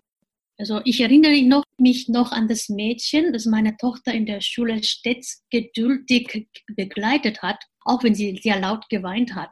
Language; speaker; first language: German; non-native, fluent; Japanese